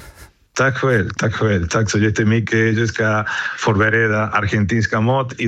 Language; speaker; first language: Swedish; non-native, learner; Spanish